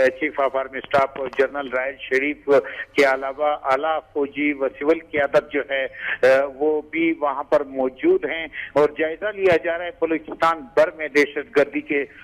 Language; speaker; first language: Urdu; non-native, local second language; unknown